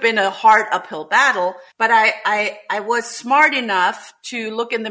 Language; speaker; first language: English; non-native, fluent; German